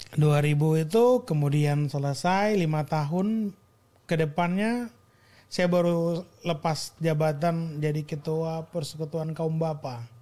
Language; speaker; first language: Indonesian; native; Indonesian